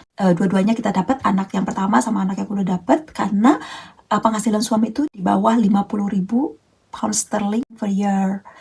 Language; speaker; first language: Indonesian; native; Indonesian